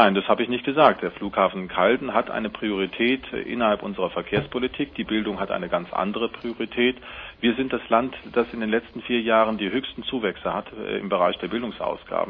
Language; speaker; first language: German; native; German